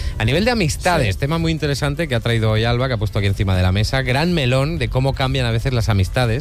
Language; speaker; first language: Spanish; native; Spanish